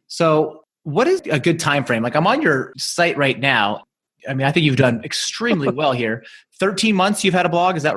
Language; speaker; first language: English; native; English